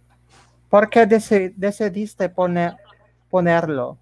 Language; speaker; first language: Spanish; non-native, learner; Filipino